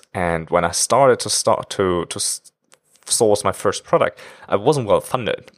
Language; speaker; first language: English; non-native, fluent; German